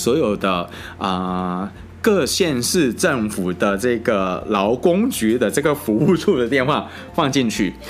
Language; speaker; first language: Chinese; non-native, fluent; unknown